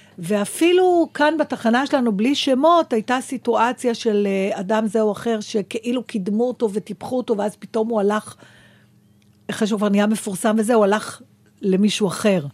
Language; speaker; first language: Hebrew; native; Hebrew